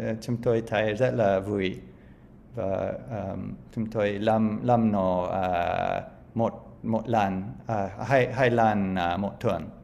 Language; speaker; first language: Vietnamese; non-native, learner; English